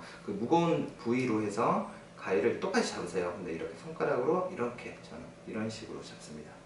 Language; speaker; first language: Korean; native; Korean